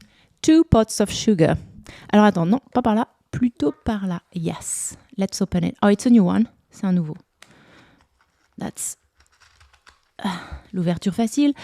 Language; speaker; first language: French; native; French